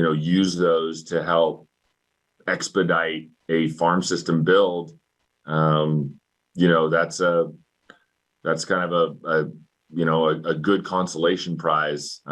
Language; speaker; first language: English; native; English